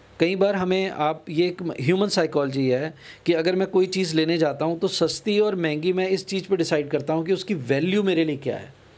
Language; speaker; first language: Hindi; non-native, local second language; Punjabi